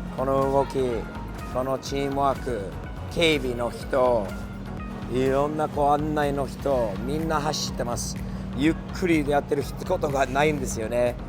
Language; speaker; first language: Japanese; non-native, fluent; English